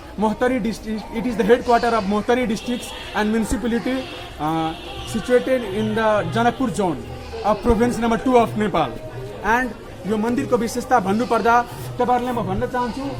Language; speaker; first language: Nepali; non-native, local second language; Maithili